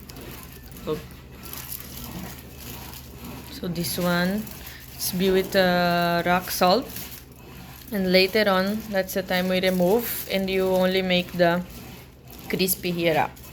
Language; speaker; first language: English; non-native, learner; Portuguese